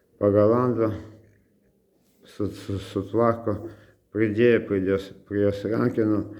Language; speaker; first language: Lithuanian; non-native, local second language; Russian